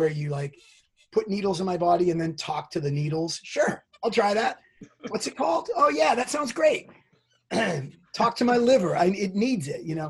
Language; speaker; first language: English; native; English